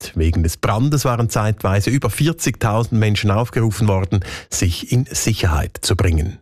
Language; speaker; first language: German; native; German